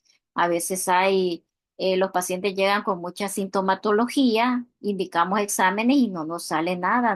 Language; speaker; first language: Spanish; native; Spanish